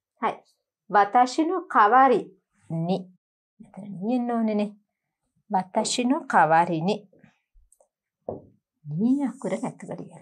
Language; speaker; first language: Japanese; non-native, learner; Sinhala